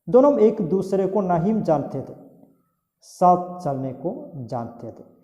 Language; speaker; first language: Hindi; non-native, local second language; Malayalam